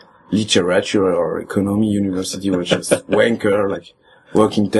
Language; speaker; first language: English; non-native, fluent; French